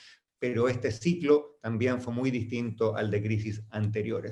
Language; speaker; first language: Spanish; native; Spanish